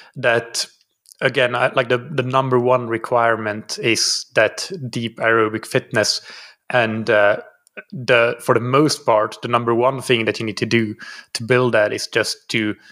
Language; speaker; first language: English; non-native, fluent; Finnish